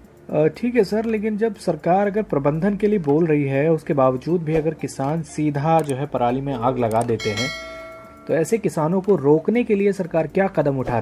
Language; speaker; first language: Hindi; native; Hindi